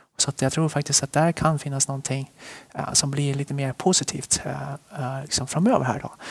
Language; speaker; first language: Swedish; early bilingual, other home language; Chinese